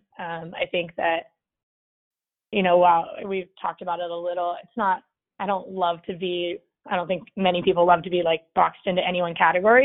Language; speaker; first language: English; native; English